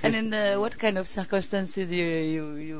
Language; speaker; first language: English; non-native, learner; French